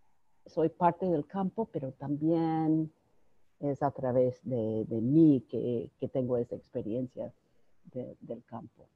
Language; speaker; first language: Spanish; non-native, fluent; English